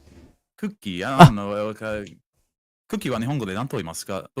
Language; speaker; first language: Japanese; non-native, learner; English